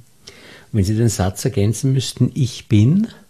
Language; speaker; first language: German; native; German